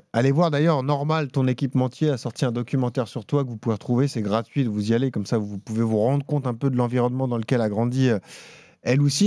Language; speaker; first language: French; native; French